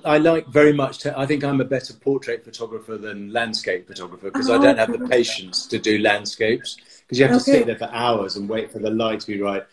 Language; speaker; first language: English; native; English